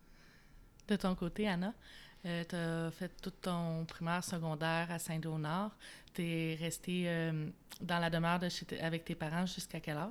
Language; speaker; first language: French; native; French